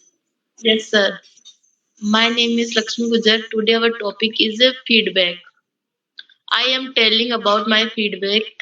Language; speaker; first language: English; non-native, learner; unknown